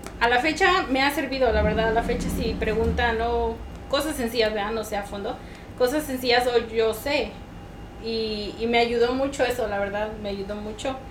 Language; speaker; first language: Spanish; native; Spanish